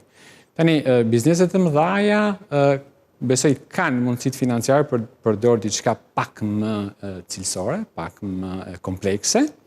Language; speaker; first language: Albanian; native; Albanian